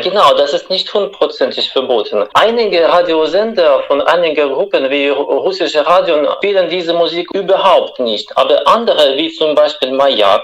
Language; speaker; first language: German; non-native, fluent; Russian